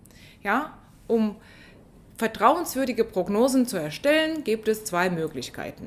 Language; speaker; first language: German; non-native, fluent; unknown